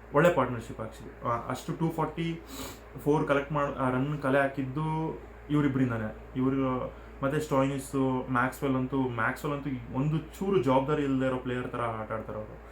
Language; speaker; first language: Kannada; non-native, local second language; Telugu